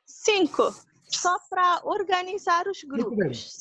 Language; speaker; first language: Portuguese; non-native, local second language; Kabuverdianu